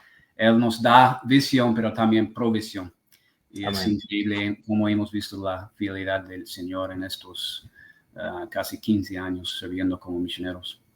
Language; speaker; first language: Spanish; non-native, fluent; English